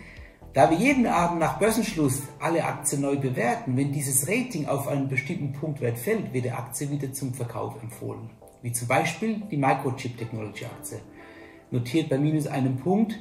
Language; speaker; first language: German; native; German